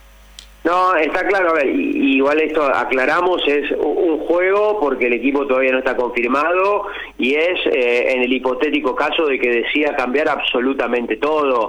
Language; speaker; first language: Spanish; native; Spanish